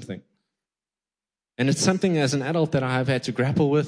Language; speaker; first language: English; native; English